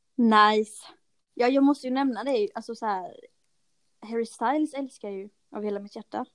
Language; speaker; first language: Swedish; early bilingual, other home language; Portuguese